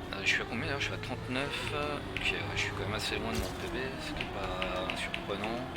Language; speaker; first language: French; native; French